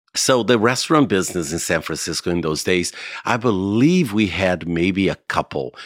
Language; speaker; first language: English; non-native, fluent; Portuguese